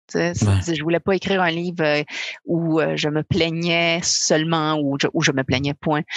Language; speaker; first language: French; early bilingual, other home language; Spanish